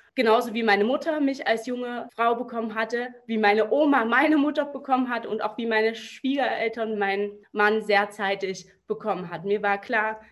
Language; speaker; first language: German; native; German